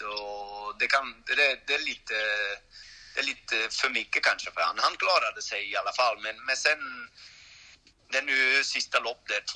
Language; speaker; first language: Swedish; non-native, learner; French